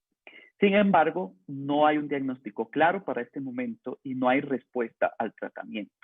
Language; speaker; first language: Spanish; native; Spanish